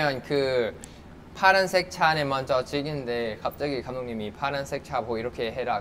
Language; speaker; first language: Korean; non-native, fluent; Thai